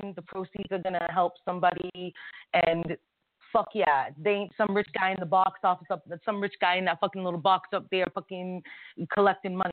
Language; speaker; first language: English; native; English